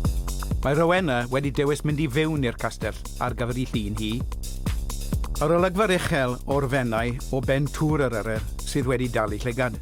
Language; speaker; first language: Welsh; native; Welsh